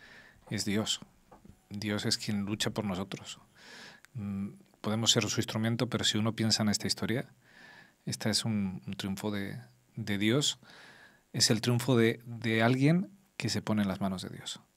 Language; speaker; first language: Spanish; native; Spanish